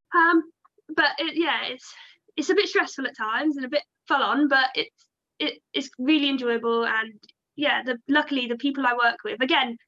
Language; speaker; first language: English; native; English